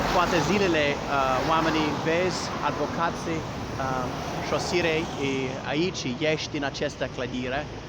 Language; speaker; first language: Romanian; non-native, learner; English